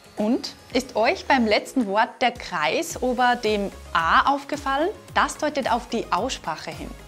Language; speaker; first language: German; native; German